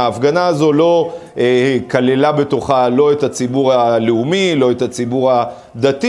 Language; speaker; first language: Hebrew; native; Hebrew